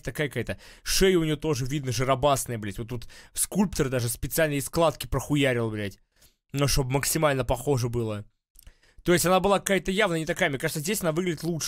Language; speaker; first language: Russian; native; Russian